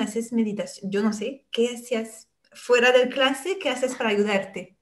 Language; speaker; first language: Spanish; non-native, fluent; French